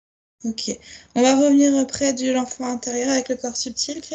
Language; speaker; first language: French; native; French